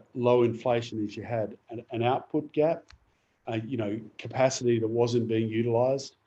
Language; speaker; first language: English; native; English